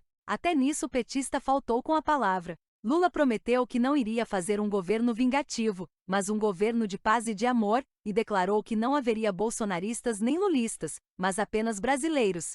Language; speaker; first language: Portuguese; native; Portuguese